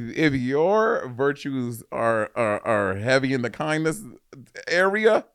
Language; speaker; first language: English; native; English